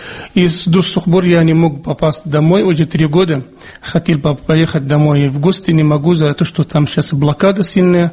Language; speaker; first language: Russian; non-native, fluent; Arabic